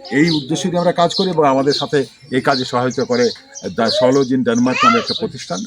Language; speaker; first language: Bangla; native; Bangla